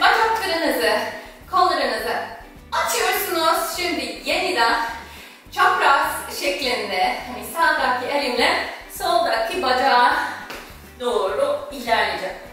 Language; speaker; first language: Turkish; non-native, fluent; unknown